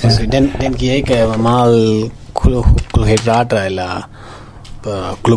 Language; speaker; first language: Danish; non-native, learner; Tamil